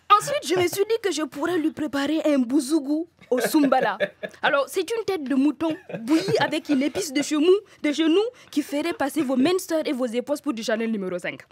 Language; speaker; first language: French; non-native, local second language; Mossi